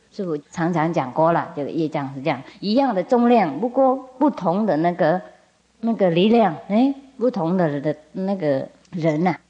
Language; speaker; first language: Chinese; non-native, fluent; Vietnamese